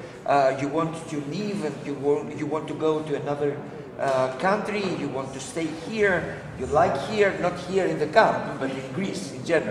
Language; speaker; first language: English; non-native, fluent; Greek